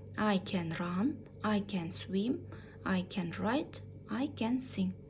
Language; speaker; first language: English; non-native, fluent; Kazakh